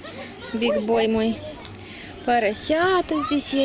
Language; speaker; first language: Russian; native; Russian